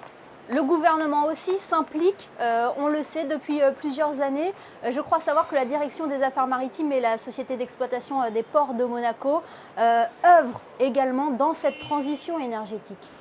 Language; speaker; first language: French; native; French